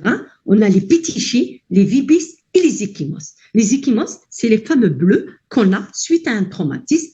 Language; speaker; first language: French; non-native, local second language; Arabic